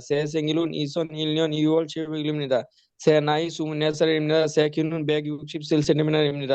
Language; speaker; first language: Korean; non-native, learner; Bangla